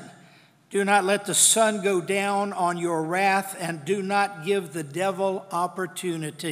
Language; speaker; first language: English; native; English